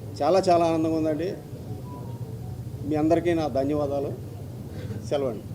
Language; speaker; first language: Telugu; native; Telugu